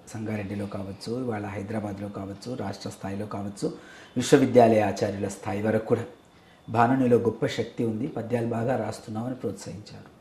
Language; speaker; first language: Telugu; native; Telugu